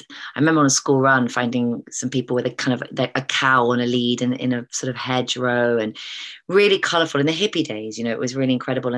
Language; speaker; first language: English; native; English